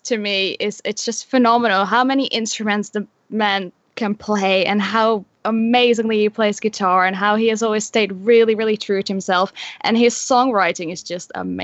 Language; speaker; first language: English; non-native, fluent; Dutch